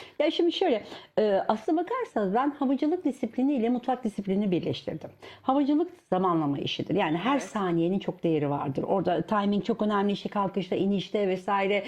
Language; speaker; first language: Turkish; native; Turkish